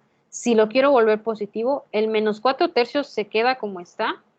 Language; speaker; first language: Spanish; native; Spanish